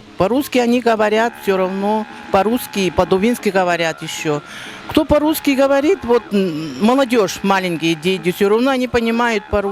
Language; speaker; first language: Russian; non-native, local second language; Tuvinian